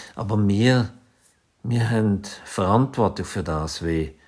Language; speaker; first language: German; native; German